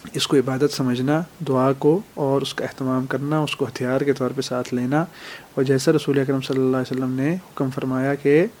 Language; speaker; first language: Urdu; native; Urdu